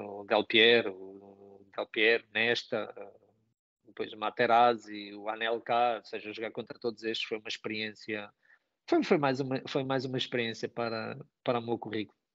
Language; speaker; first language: Portuguese; native; Portuguese